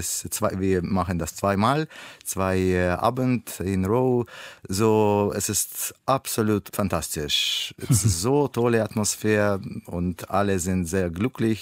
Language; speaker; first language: German; non-native, learner; Russian